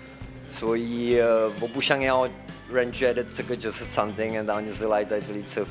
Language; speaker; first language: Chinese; non-native, fluent; Czech